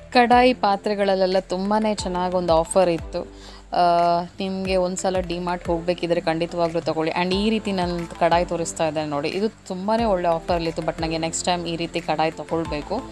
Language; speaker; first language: Kannada; native; Kannada